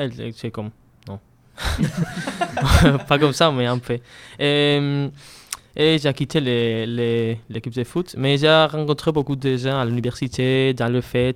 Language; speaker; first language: French; non-native, learner; Spanish